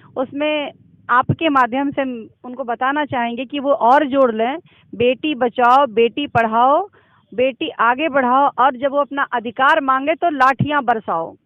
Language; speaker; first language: Hindi; native; Hindi